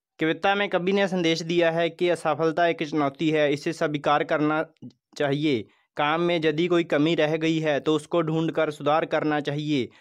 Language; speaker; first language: Hindi; non-native, local second language; Punjabi